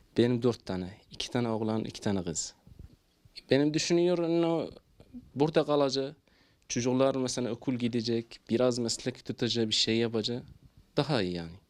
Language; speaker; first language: Turkish; non-native, learner; Arabic